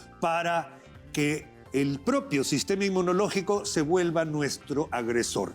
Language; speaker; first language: Spanish; native; Spanish